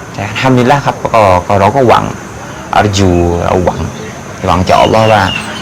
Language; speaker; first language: Thai; native; Thai